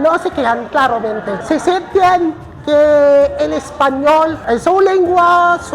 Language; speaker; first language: Spanish; non-native, fluent; Filipino